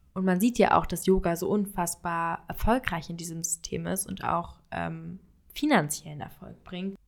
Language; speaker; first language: German; early bilingual, other home language; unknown